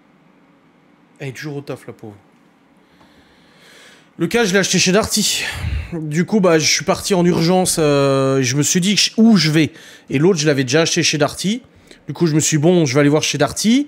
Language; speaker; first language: French; native; French